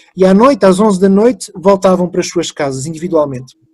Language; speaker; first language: Portuguese; early bilingual, other home language; French